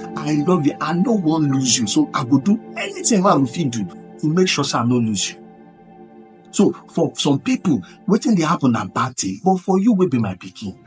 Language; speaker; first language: Nigerian Pidgin; non-native, local second language; Igbo